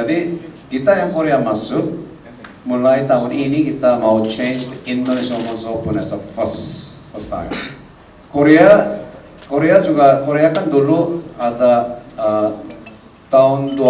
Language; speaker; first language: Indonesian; non-native, fluent; Korean